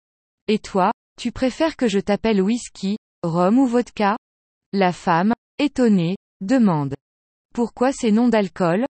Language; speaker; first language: French; native; French